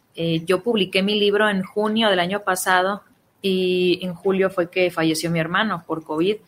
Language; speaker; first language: Spanish; native; Spanish